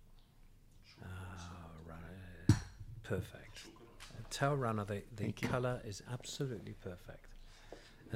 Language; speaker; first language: English; native; English